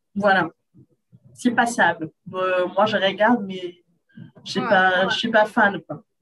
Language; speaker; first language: French; non-native, fluent; Portuguese